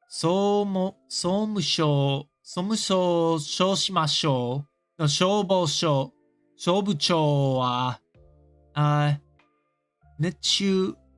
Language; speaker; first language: Japanese; non-native, learner; English